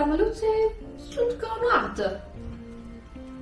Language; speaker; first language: Romanian; non-native, learner; Dutch